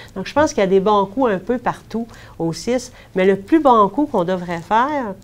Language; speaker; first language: French; native; French